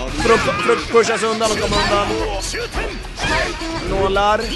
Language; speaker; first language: Swedish; native; Swedish